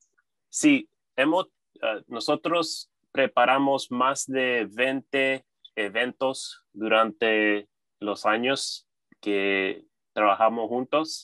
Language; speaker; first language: Spanish; early bilingual, heritage; Spanish